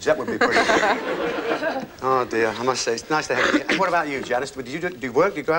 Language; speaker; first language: English; native; English